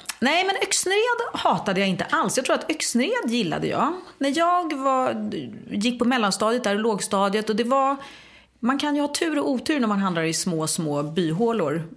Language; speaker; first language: Swedish; native; Swedish